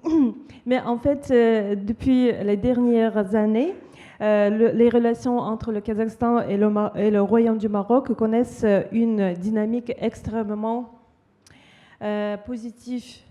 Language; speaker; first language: French; non-native, fluent; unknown